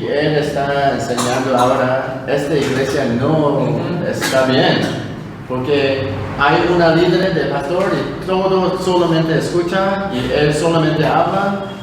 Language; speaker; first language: Spanish; non-native, learner; Korean